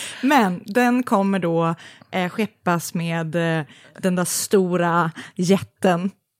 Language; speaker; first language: Swedish; native; Swedish